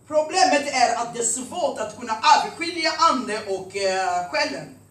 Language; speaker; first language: Swedish; non-native, fluent; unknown